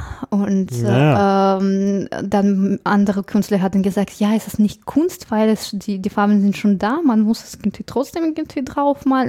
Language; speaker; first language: German; non-native, fluent; English